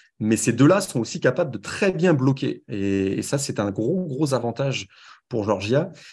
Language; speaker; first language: French; native; French